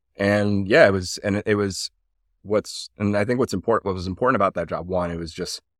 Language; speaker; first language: English; native; English